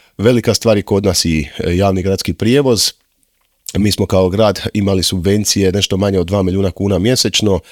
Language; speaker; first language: Croatian; native; Croatian